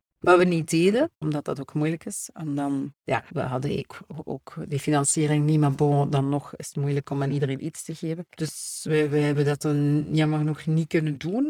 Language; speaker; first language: Dutch; native; Dutch